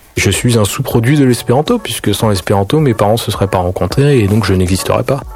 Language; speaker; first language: French; native; French